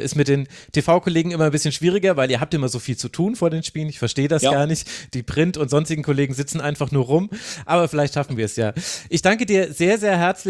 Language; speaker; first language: German; native; German